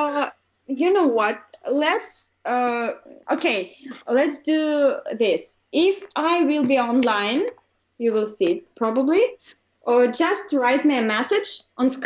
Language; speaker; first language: English; non-native, fluent; Russian